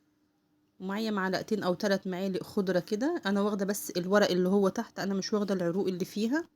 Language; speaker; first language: Arabic; native; Arabic